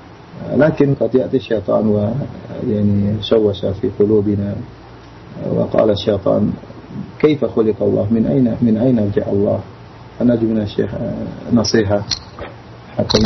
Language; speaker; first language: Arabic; non-native, learner; Malay